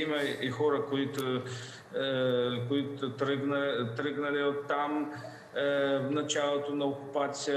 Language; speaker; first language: Bulgarian; non-native, fluent; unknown